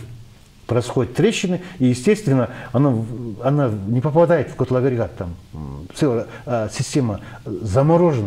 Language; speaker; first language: Russian; non-native, local second language; Kyrgyz